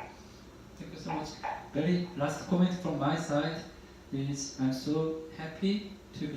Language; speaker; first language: English; non-native, learner; Korean